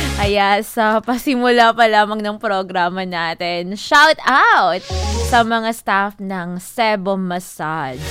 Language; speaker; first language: Filipino; non-native, local second language; Hiligaynon